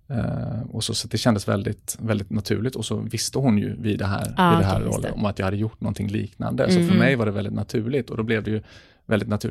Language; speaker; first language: Swedish; native; Swedish